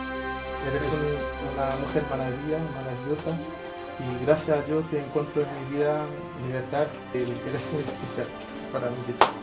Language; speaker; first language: Spanish; non-native, learner; Haitian Creole